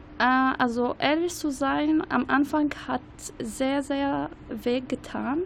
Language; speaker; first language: German; non-native, learner; Arabic